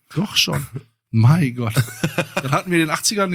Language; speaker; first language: German; native; German